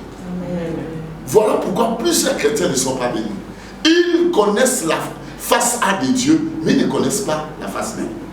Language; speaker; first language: French; non-native, local second language; Lingala